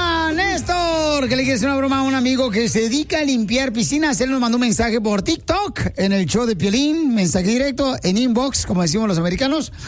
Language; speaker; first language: Spanish; native; Spanish